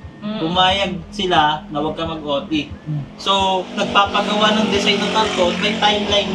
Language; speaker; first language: Filipino; native; Filipino